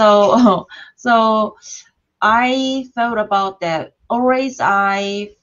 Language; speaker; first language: English; non-native, learner; Korean